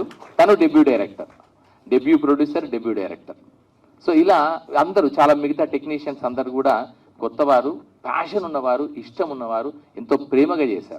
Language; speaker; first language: Telugu; native; Telugu